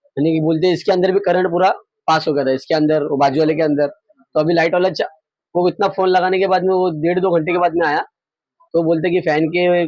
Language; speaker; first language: Hindi; non-native, local second language; Marathi